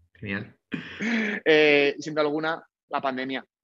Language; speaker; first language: Spanish; native; Spanish